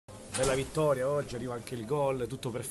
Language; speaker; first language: Italian; native; Italian